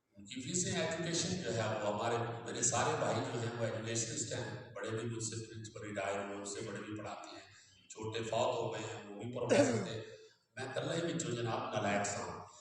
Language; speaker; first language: Urdu; non-native, local second language; Punjabi